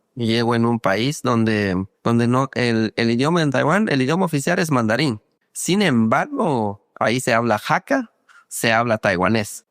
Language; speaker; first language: Spanish; non-native, local second language; Kaqchikel